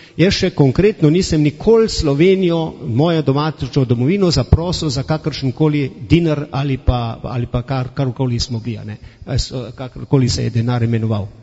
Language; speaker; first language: Slovenian; native; Slovenian